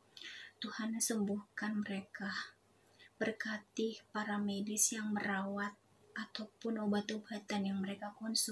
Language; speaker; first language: Indonesian; native; Indonesian